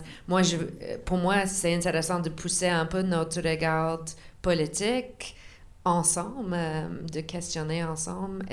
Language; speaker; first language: French; non-native, local second language; English